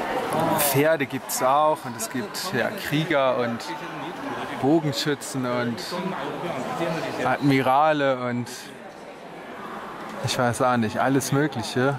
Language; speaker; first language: German; native; German